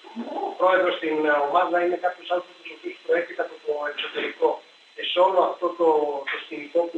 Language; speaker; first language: Greek; native; Greek